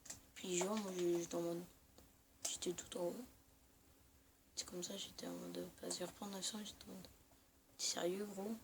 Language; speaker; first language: French; native; French